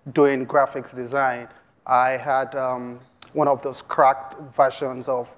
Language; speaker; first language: English; non-native, local second language; Yoruba